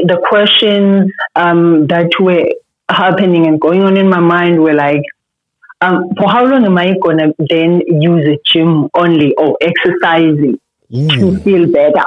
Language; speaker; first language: English; non-native, local second language; Xhosa